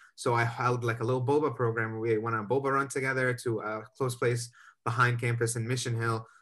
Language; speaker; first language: English; native; English